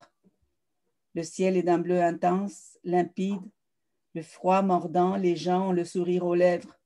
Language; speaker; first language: French; early bilingual, other home language; Spanish